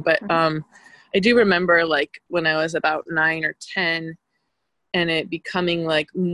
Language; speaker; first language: English; native; English